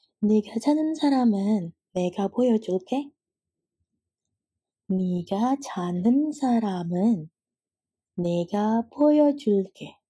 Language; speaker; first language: Korean; non-native, fluent; Indonesian